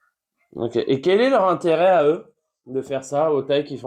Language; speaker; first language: French; native; French